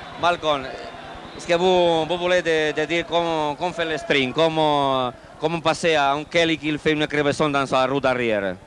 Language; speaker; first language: French; non-native, learner; Spanish